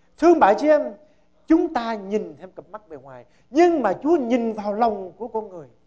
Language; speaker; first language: Vietnamese; early bilingual, heritage; Vietnamese